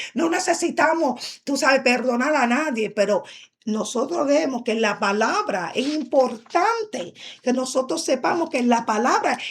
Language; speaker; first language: Spanish; early bilingual, heritage; Spanish